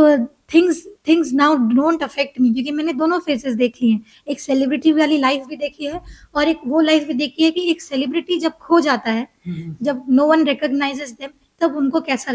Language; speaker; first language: Hindi; native; Hindi